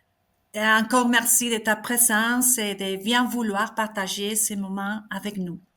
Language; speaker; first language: French; non-native, fluent; Spanish